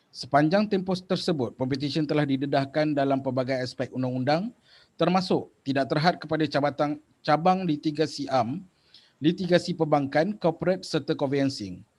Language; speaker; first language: Malay; native; Malay